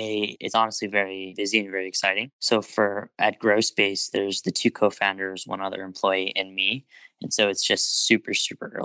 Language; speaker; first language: English; native; English